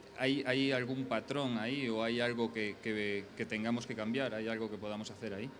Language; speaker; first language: Spanish; native; Spanish